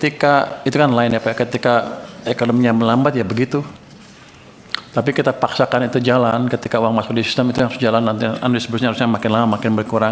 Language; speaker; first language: Indonesian; native; Indonesian